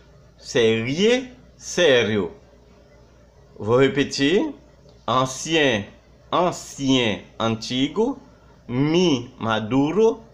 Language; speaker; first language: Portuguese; non-native, fluent; Haitian Creole